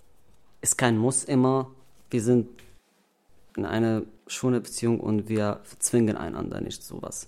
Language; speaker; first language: German; non-native, learner; Arabic